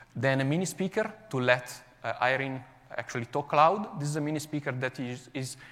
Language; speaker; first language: English; non-native, fluent; Italian